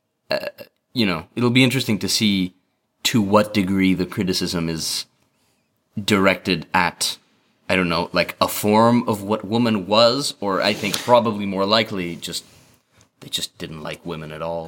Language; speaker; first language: English; native; English